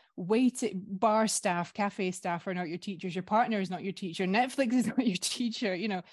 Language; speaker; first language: English; native; English